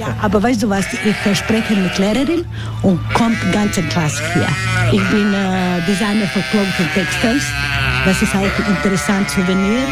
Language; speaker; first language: German; non-native, learner; Croatian